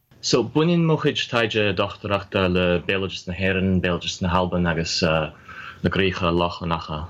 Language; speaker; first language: Irish; non-native, fluent; English